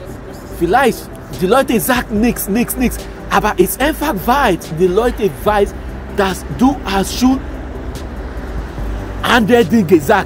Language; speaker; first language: German; non-native, learner; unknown